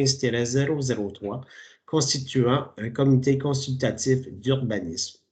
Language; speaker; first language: French; native; French